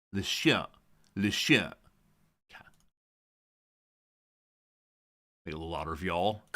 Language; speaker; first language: French; non-native, learner; English